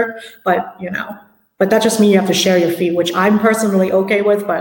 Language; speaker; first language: English; non-native, local second language; Cantonese